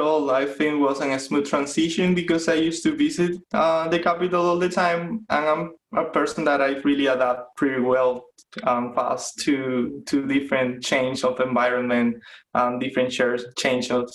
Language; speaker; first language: English; non-native, fluent; Spanish